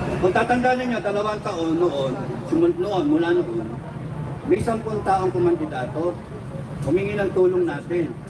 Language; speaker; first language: Filipino; native; Filipino